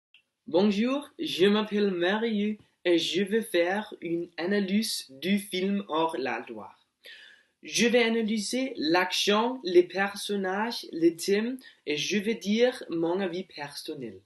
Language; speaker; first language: French; non-native, learner; Norwegian